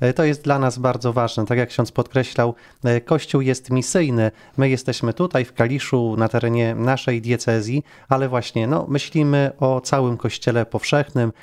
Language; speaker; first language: Polish; native; Polish